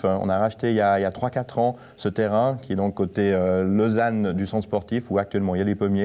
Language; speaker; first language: French; native; French